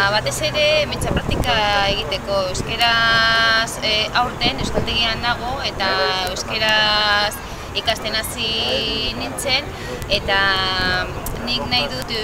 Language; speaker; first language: Basque; non-native, local second language; Spanish